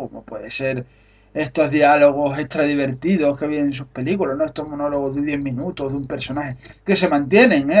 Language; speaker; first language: Spanish; native; Spanish